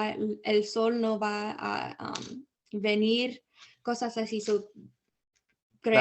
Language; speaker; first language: Spanish; early bilingual, heritage; Spanish